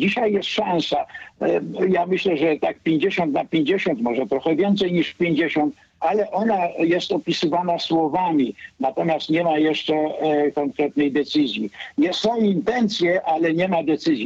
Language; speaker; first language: Polish; native; Polish